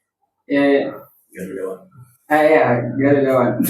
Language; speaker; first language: English; non-native, learner; Indonesian